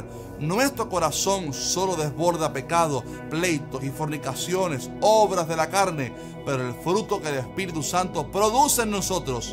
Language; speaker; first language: Spanish; native; Spanish